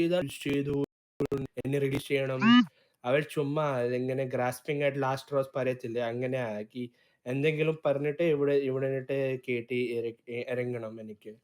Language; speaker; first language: Malayalam; early bilingual, heritage; Malayalam